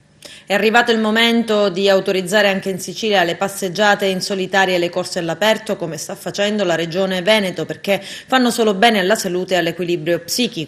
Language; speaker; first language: Italian; native; Italian